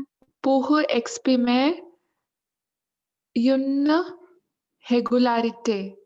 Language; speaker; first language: French; non-native, learner; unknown